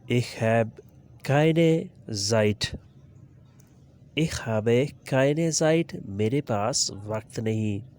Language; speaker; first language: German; non-native, learner; Urdu